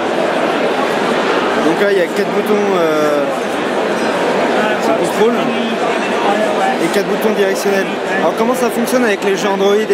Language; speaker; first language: French; native; French